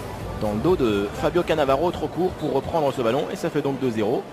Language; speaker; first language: French; native; French